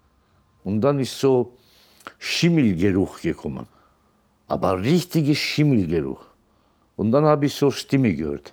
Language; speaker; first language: German; non-native, learner; Turkish